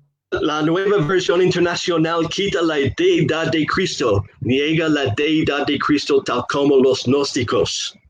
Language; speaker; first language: Spanish; non-native, fluent; English